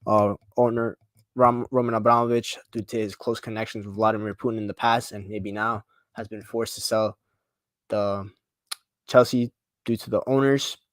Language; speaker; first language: English; native; English